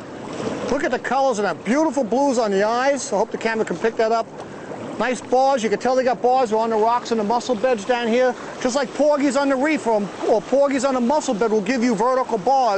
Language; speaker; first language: English; native; English